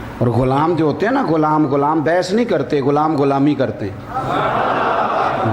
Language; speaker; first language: Urdu; non-native, local second language; Punjabi